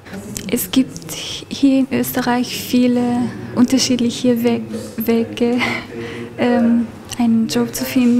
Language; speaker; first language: German; non-native, learner; Arabic